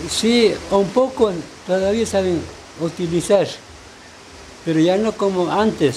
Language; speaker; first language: Spanish; non-native, local second language; Quechua